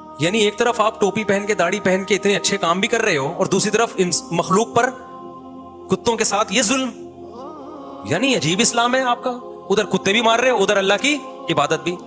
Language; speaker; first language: Urdu; native; Urdu